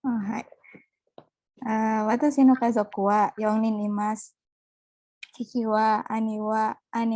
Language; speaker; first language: Japanese; non-native, learner; Indonesian